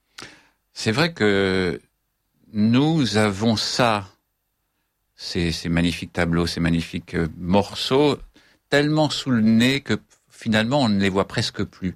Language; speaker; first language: French; native; French